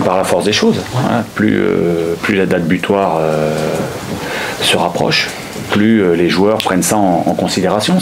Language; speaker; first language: French; native; French